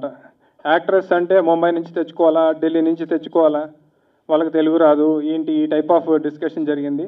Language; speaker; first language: Telugu; native; Telugu